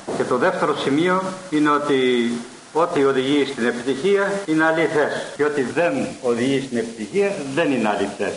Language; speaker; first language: Greek; early bilingual, heritage; Greek